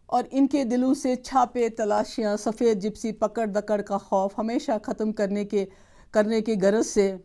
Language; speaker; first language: Hindi; non-native, local second language; Kashmiri